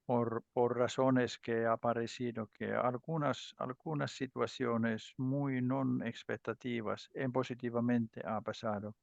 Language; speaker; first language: Spanish; non-native, learner; Finnish